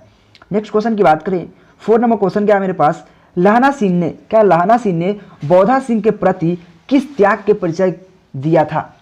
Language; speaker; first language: Hindi; native; Hindi